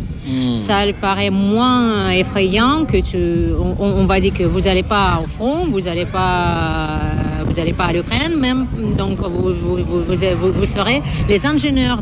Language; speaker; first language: French; non-native, fluent; Russian